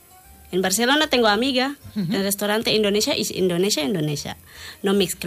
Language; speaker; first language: Spanish; non-native, learner; Indonesian